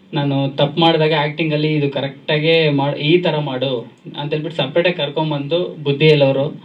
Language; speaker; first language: Kannada; native; Kannada